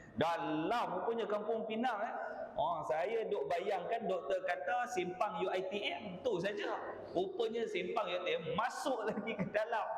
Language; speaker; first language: Malay; native; Malay